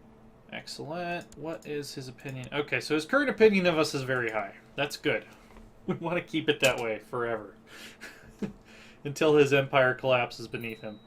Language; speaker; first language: English; native; English